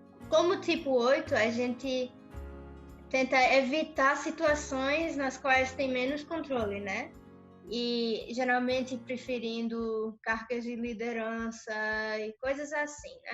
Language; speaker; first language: Portuguese; early bilingual, other home language; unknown